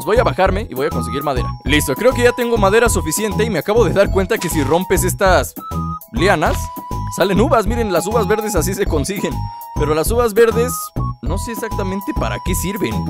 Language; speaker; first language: Spanish; native; Spanish